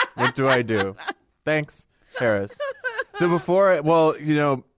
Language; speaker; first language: English; native; English